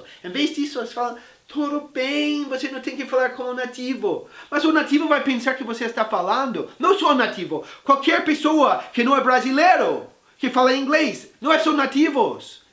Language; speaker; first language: Portuguese; non-native, fluent; English